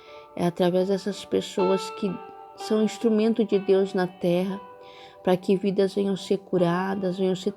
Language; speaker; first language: Portuguese; native; Portuguese